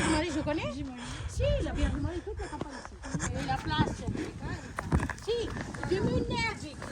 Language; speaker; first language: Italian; non-native, learner; Arabic